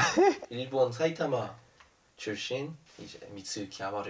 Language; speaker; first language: Korean; non-native, fluent; Japanese